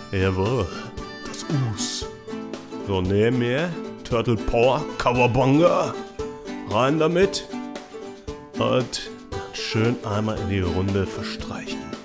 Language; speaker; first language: German; native; German